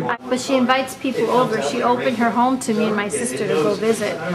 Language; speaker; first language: English; early bilingual, other home language; Spanish